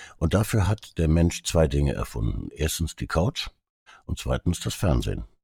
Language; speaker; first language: German; early bilingual, other home language; Hungarian